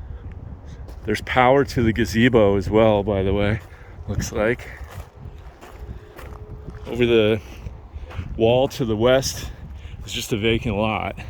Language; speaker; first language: English; native; English